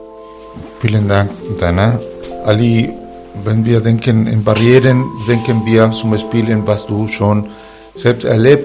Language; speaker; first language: German; non-native, fluent; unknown